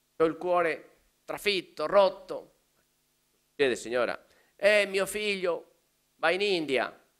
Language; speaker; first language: Italian; non-native, fluent; Spanish